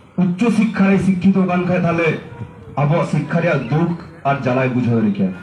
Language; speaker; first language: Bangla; non-native, local second language; Santali